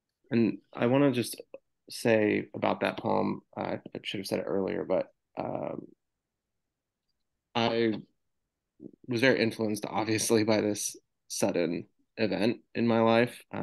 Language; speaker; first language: English; native; English